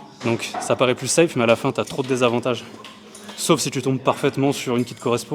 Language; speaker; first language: French; native; French